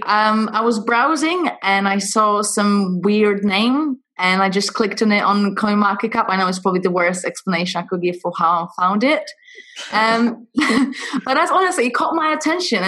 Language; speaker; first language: English; non-native, fluent; Polish